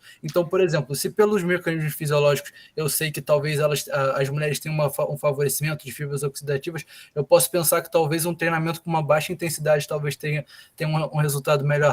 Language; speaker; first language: Portuguese; native; Portuguese